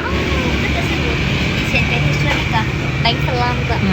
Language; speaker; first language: Chinese; non-native, learner; Vietnamese